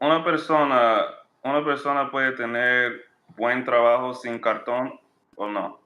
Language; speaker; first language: Spanish; non-native, learner; English